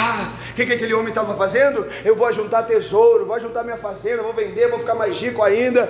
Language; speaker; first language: Portuguese; native; Portuguese